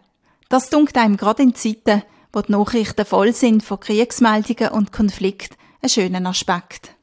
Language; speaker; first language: German; native; German